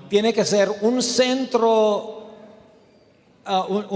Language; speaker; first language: Spanish; non-native, learner; Romanian